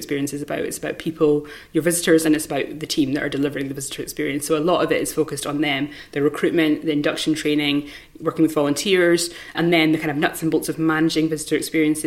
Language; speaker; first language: English; native; English